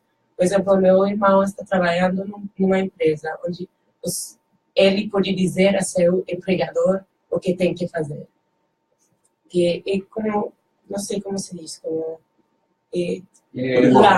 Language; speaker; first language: Portuguese; non-native, learner; Dutch